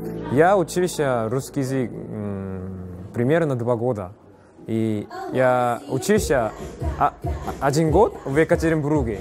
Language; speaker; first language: Russian; non-native, learner; Korean